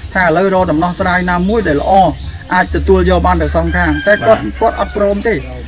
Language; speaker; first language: Khmer; native; Khmer